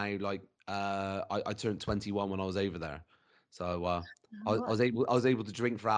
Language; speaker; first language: English; native; English